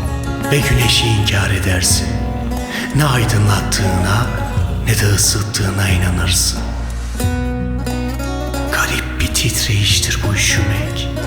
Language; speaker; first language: Turkish; native; Turkish